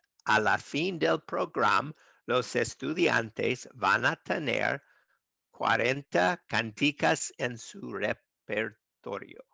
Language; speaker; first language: Spanish; non-native, learner; English